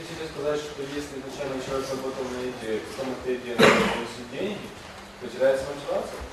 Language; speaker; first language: Russian; non-native, local second language; Ukrainian